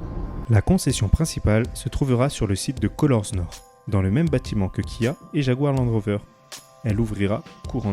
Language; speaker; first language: French; native; French